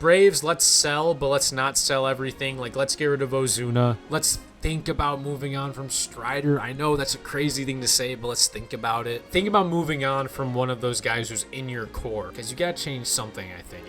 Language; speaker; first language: English; native; English